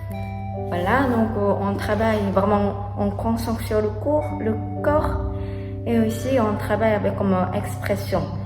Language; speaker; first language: French; non-native, learner; Japanese